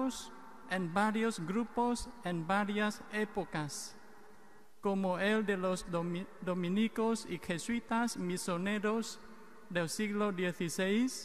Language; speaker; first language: Spanish; non-native, fluent; Vietnamese